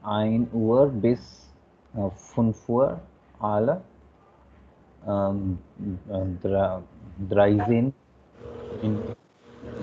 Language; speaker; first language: German; non-native, learner; Hindi